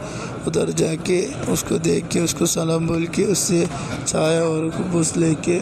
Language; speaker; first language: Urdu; non-native, fluent; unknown